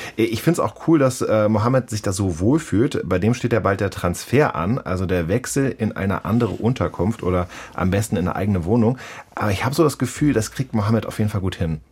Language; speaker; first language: German; native; German